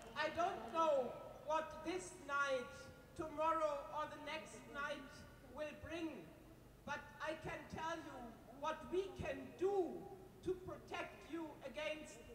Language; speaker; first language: English; non-native, fluent; German